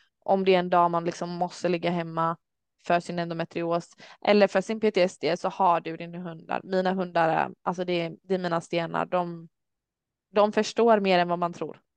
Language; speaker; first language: Swedish; early bilingual, other home language; Albanian